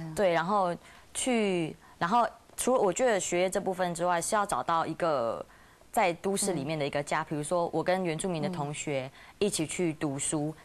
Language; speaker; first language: Chinese; native; Chinese